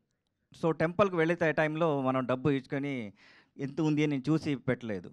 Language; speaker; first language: Telugu; non-native, learner; Kannada